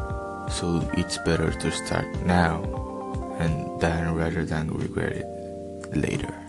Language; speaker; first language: English; non-native, fluent; Spanish